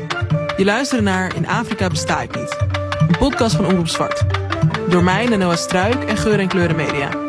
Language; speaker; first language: Dutch; native; Dutch